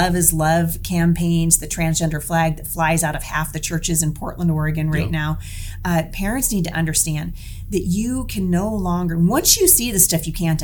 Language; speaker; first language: English; native; English